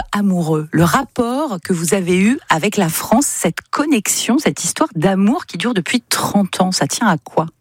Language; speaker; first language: French; native; French